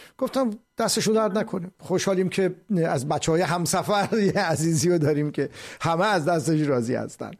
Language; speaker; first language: Persian; native; Persian